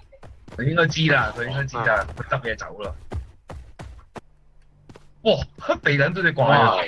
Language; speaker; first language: Chinese; native; Chinese